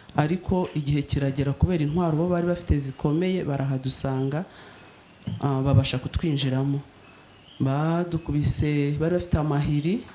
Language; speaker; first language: Kinyarwanda; native; Kinyarwanda